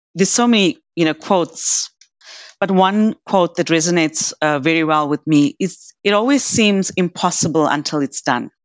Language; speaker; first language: English; native; English